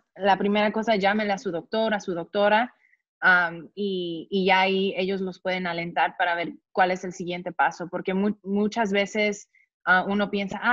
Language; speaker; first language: Spanish; early bilingual, heritage; Spanish